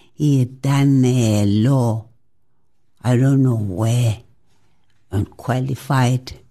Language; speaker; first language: English; non-native, local second language; Xhosa